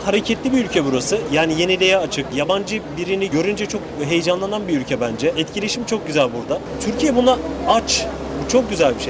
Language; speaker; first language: Turkish; native; Turkish